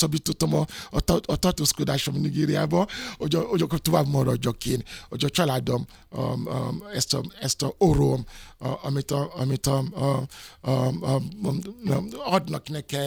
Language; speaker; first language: Hungarian; non-native, fluent; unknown